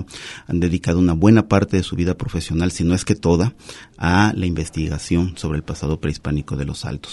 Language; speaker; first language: Spanish; native; Spanish